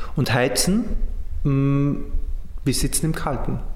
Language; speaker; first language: German; native; German